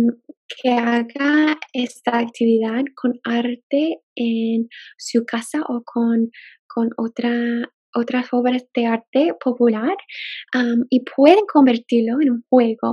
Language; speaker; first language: Spanish; non-native, fluent; English